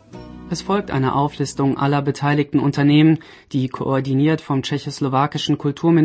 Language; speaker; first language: German; native; German